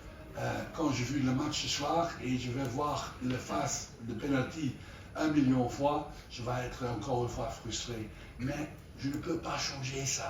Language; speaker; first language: French; non-native, learner; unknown